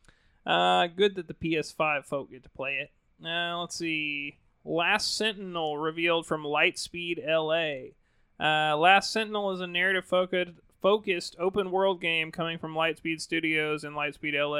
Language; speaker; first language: English; native; English